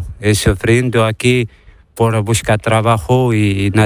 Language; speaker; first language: Spanish; non-native, learner; Arabic